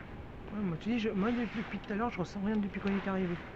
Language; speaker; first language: French; native; French